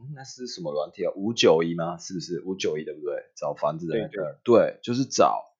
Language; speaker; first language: Chinese; non-native, fluent; Japanese